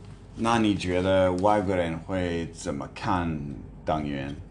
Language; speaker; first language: Chinese; non-native, fluent; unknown